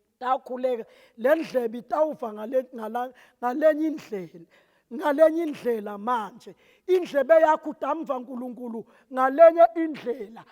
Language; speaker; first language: Zulu; non-native, local second language; Swati